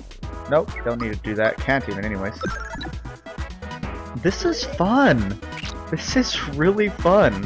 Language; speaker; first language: English; native; English